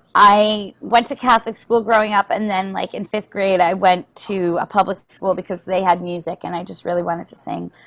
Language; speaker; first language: English; native; English